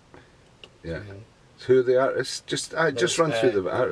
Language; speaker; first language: English; native; English